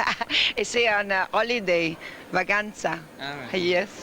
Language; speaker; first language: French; non-native, fluent; Italian